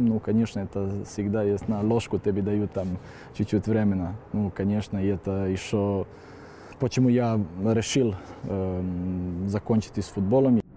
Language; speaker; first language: Russian; non-native, learner; Serbian